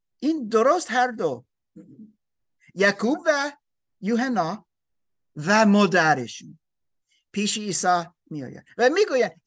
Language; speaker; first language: Persian; non-native, learner; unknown